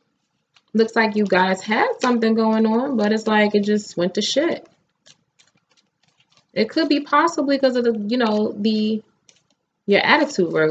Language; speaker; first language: English; native; English